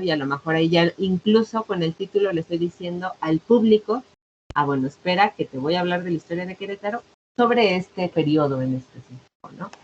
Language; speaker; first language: Spanish; native; Spanish